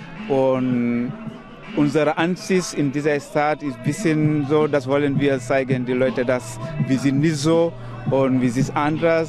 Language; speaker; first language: German; non-native, learner; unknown